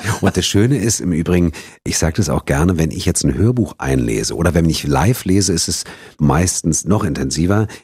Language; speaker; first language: German; native; German